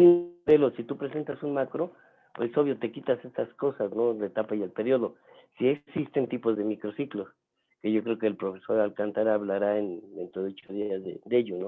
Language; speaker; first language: Spanish; native; Spanish